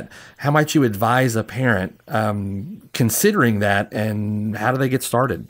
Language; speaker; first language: English; native; English